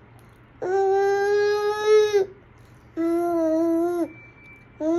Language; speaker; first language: Japanese; native; Japanese